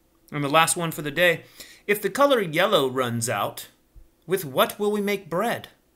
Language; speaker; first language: English; native; English